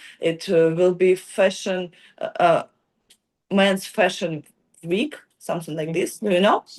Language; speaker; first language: English; non-native, learner; Ukrainian